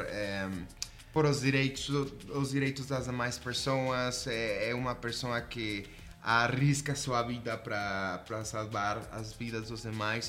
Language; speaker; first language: Portuguese; non-native, fluent; Spanish